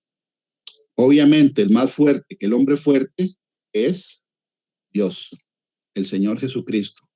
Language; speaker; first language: Spanish; native; Spanish